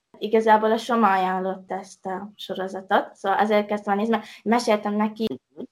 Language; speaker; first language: Hungarian; native; Hungarian